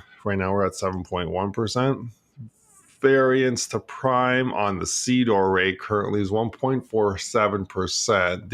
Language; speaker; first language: English; native; English